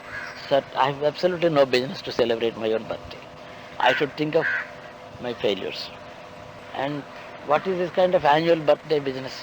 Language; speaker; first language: English; non-native, local second language; Telugu